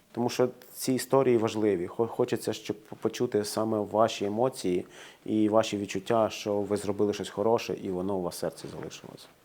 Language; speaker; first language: Ukrainian; native; Ukrainian